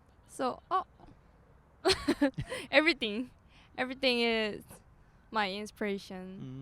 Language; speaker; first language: English; non-native, learner; Korean